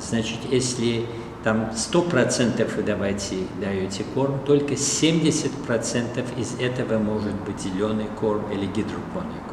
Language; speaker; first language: Russian; non-native, fluent; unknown